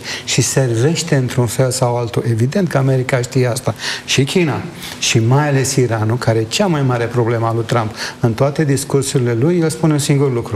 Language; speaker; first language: Romanian; native; Romanian